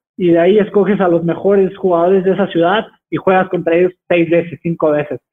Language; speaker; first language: Spanish; native; Spanish